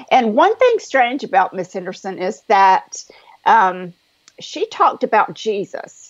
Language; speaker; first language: English; native; English